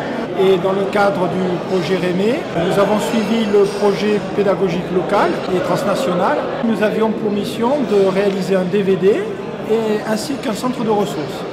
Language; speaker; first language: French; native; French